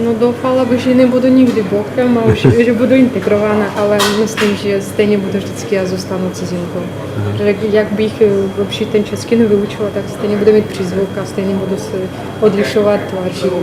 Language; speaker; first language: Czech; non-native, fluent; Russian